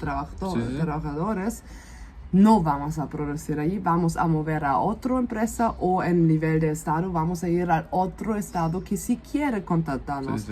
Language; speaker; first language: Spanish; non-native, fluent; German